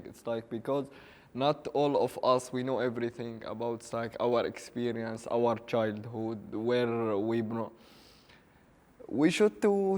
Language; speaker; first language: English; non-native, learner; Arabic